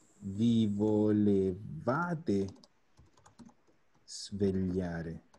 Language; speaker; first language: Italian; non-native, fluent; Spanish